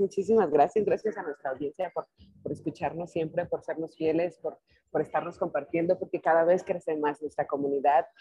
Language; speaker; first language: Spanish; native; Spanish